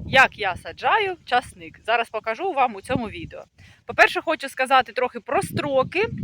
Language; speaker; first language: Ukrainian; non-native, local second language; Russian